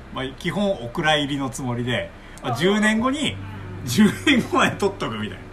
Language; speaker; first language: Japanese; non-native, fluent; Korean